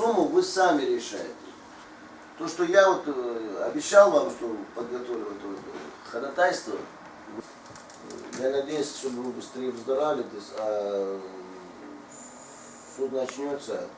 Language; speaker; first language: Russian; native; Russian